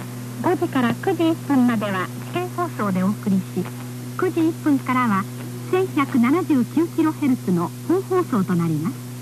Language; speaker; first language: Japanese; native; Japanese